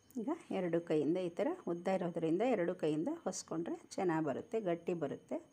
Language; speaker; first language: Kannada; non-native, local second language; Telugu